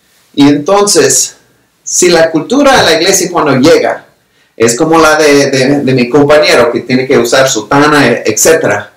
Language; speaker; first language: Spanish; non-native, fluent; English